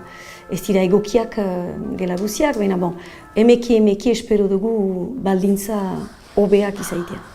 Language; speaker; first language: Basque; native; Basque